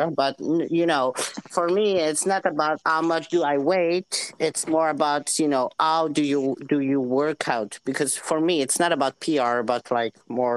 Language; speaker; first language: English; non-native, fluent; French